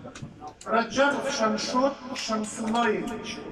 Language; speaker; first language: Russian; non-native, learner; Tajik